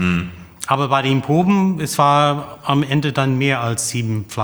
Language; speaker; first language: German; non-native, fluent; English